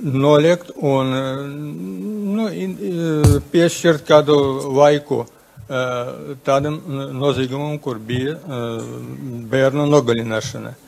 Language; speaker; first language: Latvian; non-native, local second language; Russian